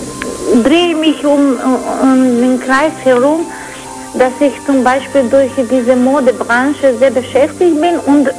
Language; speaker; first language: German; non-native, fluent; Croatian